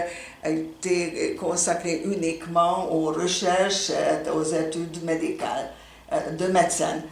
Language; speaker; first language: French; non-native, fluent; Hungarian